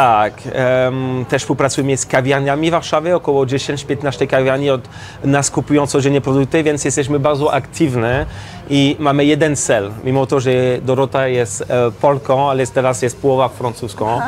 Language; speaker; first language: Polish; non-native, learner; French